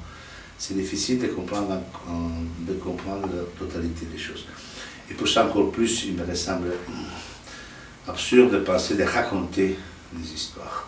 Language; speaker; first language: French; non-native, fluent; Italian